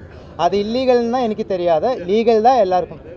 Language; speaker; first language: Tamil; non-native, local second language; Malayalam